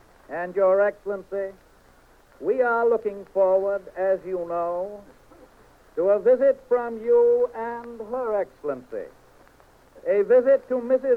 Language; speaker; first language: English; native; English